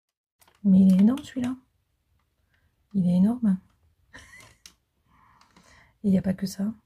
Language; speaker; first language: French; native; French